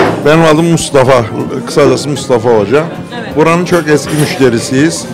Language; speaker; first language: Turkish; native; Turkish